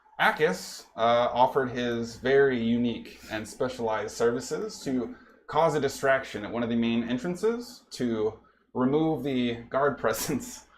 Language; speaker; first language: English; native; English